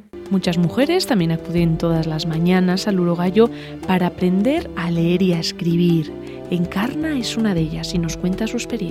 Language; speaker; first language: Spanish; native; Spanish